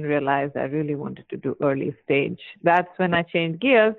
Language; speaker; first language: English; non-native, local second language; Hindi